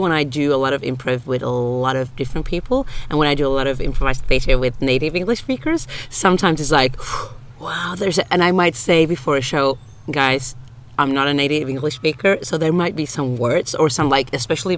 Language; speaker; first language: English; non-native, fluent; Finnish